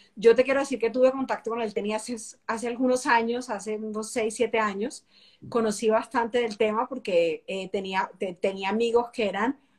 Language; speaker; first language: Spanish; native; Spanish